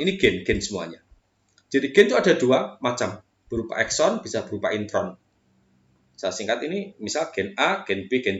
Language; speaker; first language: Indonesian; native; Indonesian